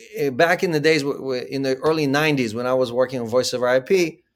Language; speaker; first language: English; early bilingual, other home language; Ukrainian